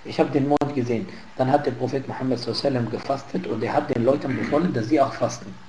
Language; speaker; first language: German; non-native, fluent; Arabic